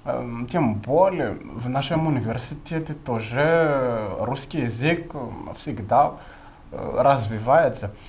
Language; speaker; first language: Russian; non-native, fluent; Malagasy